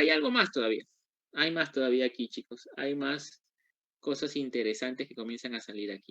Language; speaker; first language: Spanish; native; Spanish